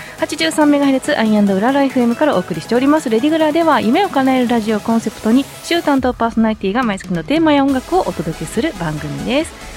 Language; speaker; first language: Japanese; native; Japanese